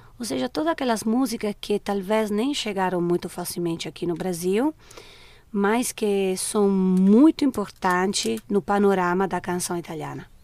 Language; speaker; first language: Portuguese; non-native, fluent; Italian